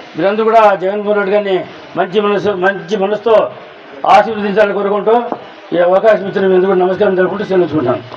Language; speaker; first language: Telugu; native; Telugu